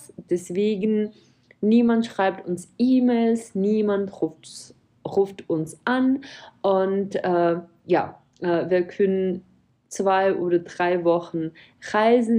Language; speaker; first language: German; non-native, fluent; Czech